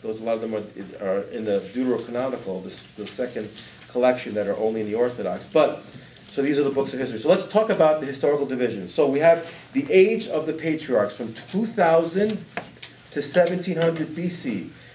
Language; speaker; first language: English; native; English